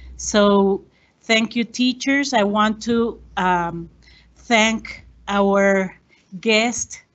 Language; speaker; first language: English; non-native, fluent; Spanish